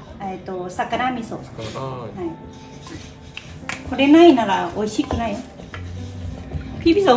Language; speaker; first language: Japanese; non-native, learner; Thai